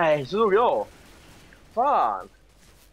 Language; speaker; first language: Swedish; native; Swedish